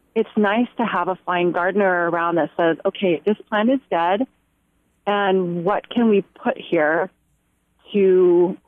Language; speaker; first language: English; native; English